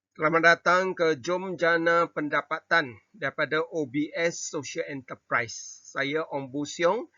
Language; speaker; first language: Malay; non-native, local second language; Chinese